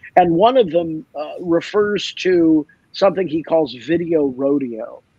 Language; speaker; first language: English; native; English